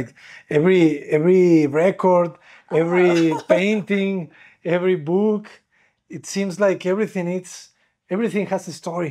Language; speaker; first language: English; non-native, fluent; Spanish